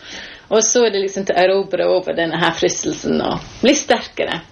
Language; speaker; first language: Norwegian; non-native, fluent; English